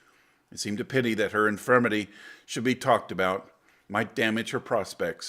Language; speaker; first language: English; native; English